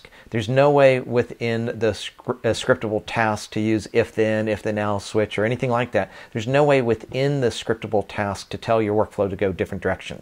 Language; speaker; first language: English; native; English